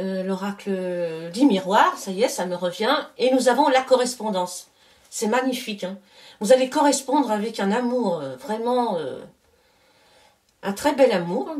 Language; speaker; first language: French; native; French